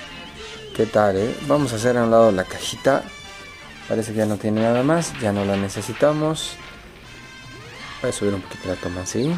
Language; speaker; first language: Spanish; native; Spanish